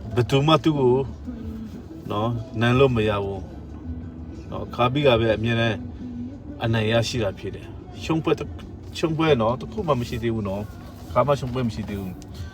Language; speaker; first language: Burmese; non-native, local second language; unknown